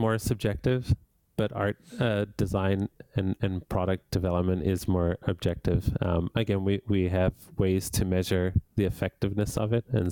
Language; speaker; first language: English; native; English